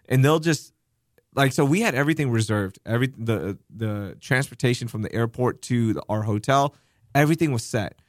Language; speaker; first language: English; early bilingual, other home language; Urdu